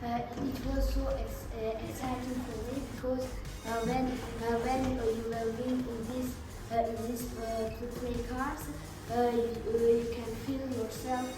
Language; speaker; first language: English; non-native, learner; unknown